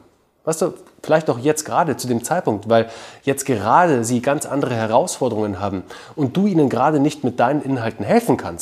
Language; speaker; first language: German; native; German